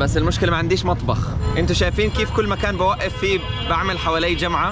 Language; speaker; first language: Arabic; native; Arabic